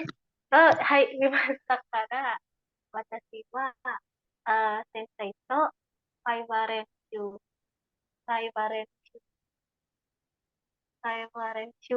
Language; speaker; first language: Japanese; non-native, learner; Indonesian